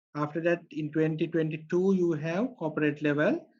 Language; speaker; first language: English; non-native, local second language; Sinhala